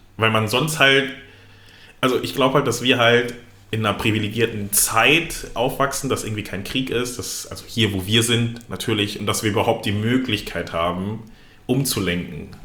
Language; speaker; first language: German; early bilingual, other home language; Lingala